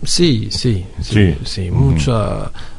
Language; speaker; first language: Spanish; non-native, learner; Arabic